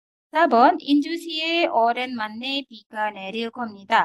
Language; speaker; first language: Korean; non-native, fluent; Indonesian